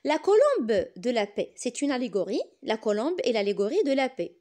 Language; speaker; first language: French; non-native, local second language; Arabic